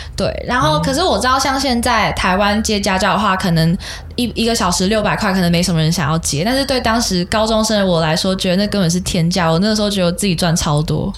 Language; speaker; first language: Chinese; native; Chinese